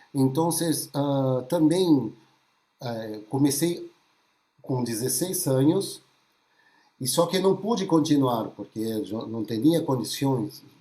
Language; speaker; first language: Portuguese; non-native, fluent; Spanish